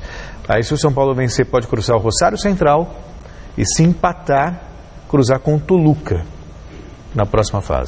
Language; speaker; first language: Portuguese; native; Portuguese